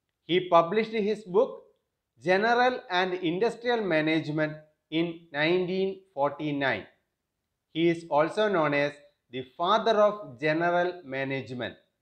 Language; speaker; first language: English; non-native, local second language; Malayalam